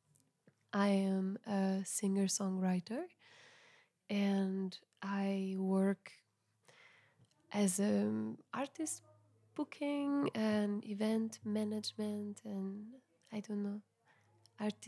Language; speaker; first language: English; non-native, fluent; Italian